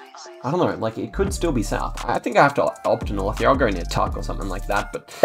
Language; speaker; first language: English; native; English